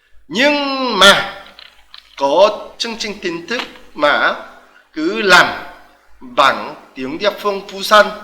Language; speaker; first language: Vietnamese; non-native, fluent; Korean